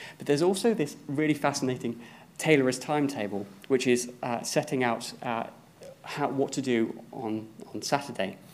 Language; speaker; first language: English; native; English